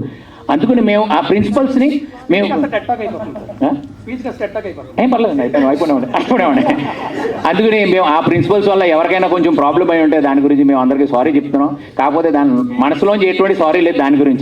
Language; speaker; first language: Telugu; native; Telugu